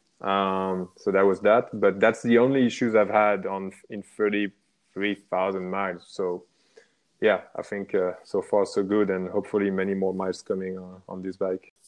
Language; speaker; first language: English; non-native, fluent; French